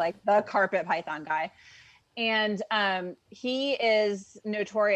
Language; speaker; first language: English; native; English